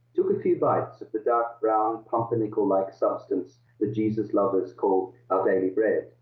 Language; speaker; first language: English; early bilingual, other home language; Dutch